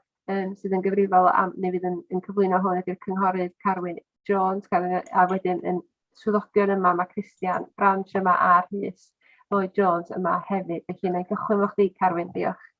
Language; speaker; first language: Welsh; native; Welsh